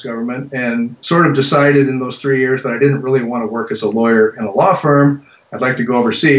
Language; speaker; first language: English; native; English